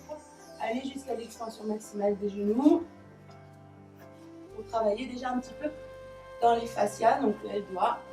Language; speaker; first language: French; native; French